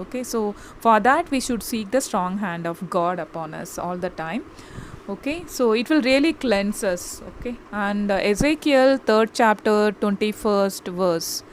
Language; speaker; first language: English; non-native, local second language; Tamil